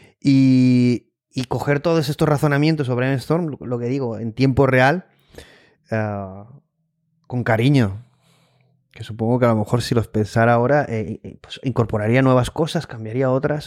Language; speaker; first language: Spanish; native; Spanish